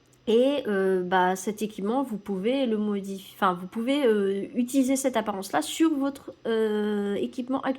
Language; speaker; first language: French; native; French